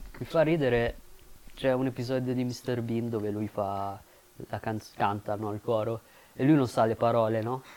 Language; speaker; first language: Italian; early bilingual, other home language; Filipino